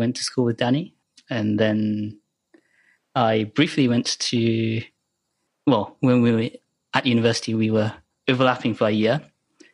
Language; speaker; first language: English; non-native, local second language; Japanese